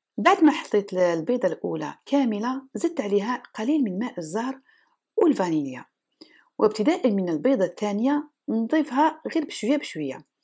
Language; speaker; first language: Arabic; native; Arabic